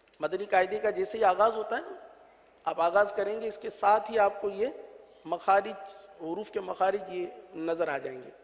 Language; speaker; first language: Urdu; native; Urdu